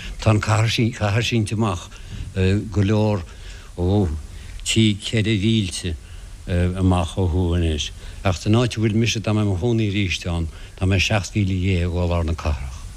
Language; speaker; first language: Irish; non-native, local second language; English